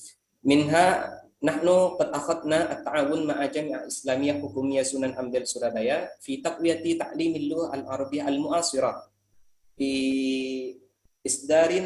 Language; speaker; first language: Arabic; non-native, fluent; Indonesian